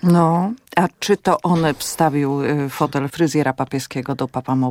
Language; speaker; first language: Polish; native; Polish